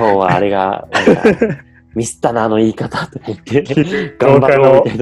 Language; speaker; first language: Japanese; native; Japanese